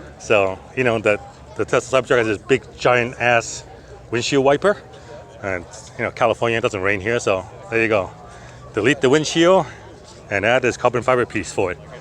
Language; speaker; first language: English; native; English